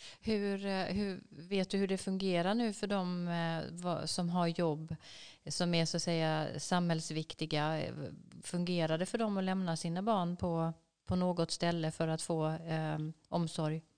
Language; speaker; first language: Swedish; native; Swedish